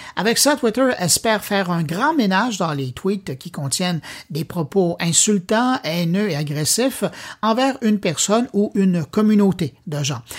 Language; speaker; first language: French; native; French